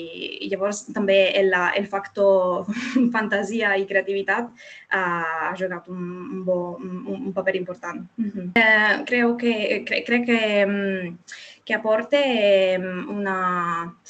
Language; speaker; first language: Catalan; non-native, fluent; Italian